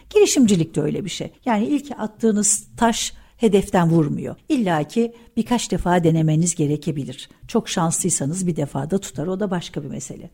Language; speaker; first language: Turkish; early bilingual, heritage; Turkish